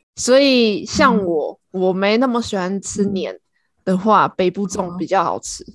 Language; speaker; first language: Chinese; native; Chinese